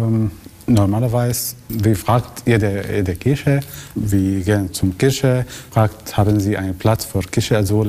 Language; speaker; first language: German; non-native, learner; Arabic